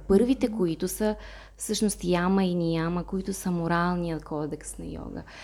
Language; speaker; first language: Bulgarian; non-native, fluent; Russian